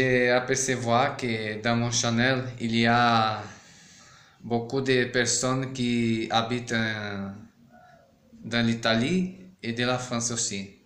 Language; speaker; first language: French; non-native, learner; Portuguese